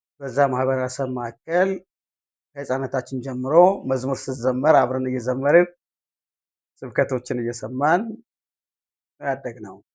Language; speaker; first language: Amharic; non-native, local second language; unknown